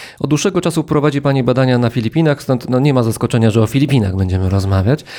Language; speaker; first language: Polish; native; Polish